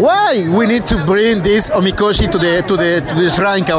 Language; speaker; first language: English; non-native, learner; Spanish